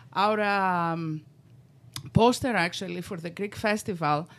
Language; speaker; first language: English; non-native, fluent; Greek